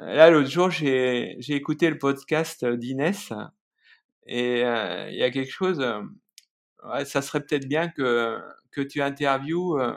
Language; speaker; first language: French; native; French